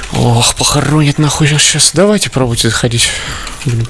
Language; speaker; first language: Russian; native; Russian